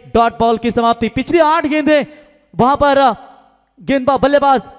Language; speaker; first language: Hindi; non-native, local second language; Marathi